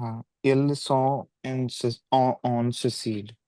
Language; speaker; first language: French; non-native, learner; Punjabi